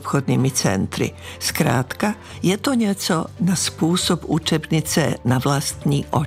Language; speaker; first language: Czech; non-native, fluent; Serbian